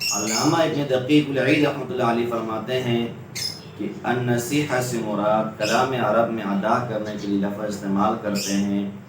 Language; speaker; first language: Urdu; non-native, local second language; Pashto